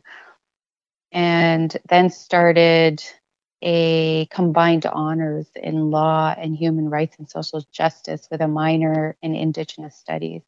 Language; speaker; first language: English; non-native, local second language; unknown